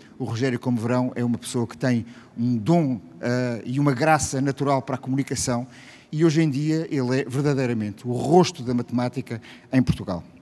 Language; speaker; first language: Portuguese; native; Portuguese